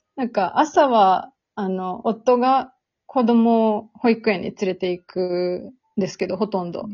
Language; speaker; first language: Japanese; early bilingual, heritage; Serbian